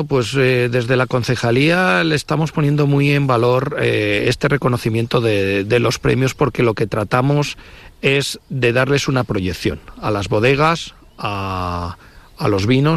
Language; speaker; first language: Spanish; native; Spanish